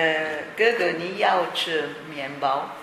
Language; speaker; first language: Chinese; non-native, learner; Italian